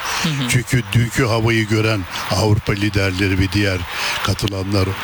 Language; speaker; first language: Turkish; native; Turkish